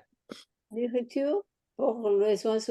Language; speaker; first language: French; non-native, learner; English